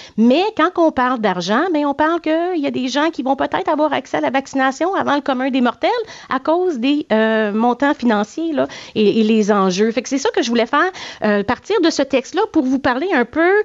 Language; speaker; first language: French; native; French